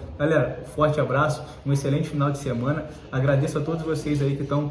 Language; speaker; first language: Portuguese; native; Portuguese